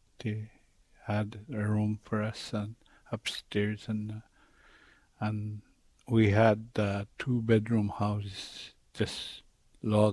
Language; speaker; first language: English; non-native, fluent; Cree